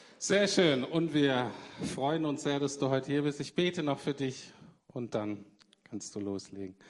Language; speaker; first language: German; native; German